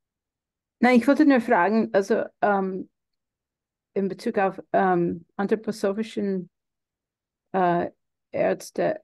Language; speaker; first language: German; non-native, fluent; English